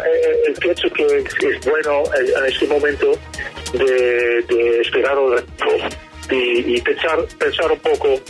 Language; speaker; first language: Spanish; non-native, learner; Dutch